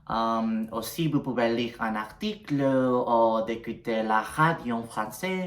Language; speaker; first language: French; non-native, learner; Spanish